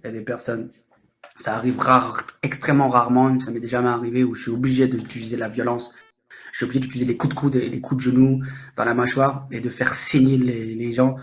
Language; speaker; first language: French; native; French